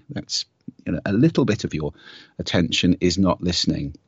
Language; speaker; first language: English; native; English